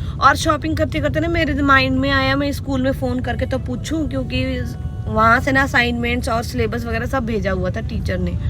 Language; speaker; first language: Hindi; early bilingual, other home language; Nepali